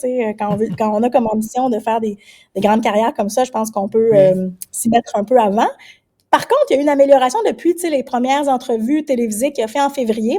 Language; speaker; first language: French; native; French